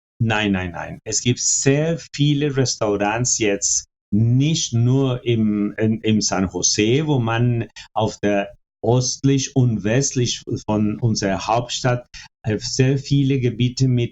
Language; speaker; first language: German; non-native, fluent; Spanish